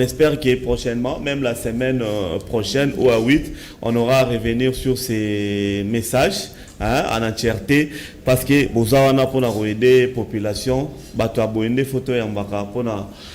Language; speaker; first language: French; non-native, local second language; Lingala